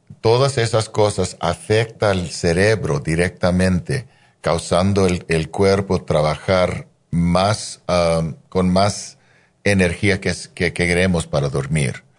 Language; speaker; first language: Spanish; non-native, fluent; English